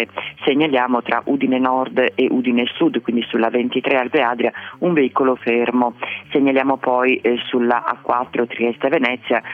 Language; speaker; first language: Italian; native; Italian